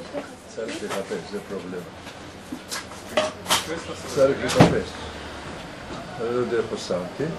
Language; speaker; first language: Hebrew; non-native, learner; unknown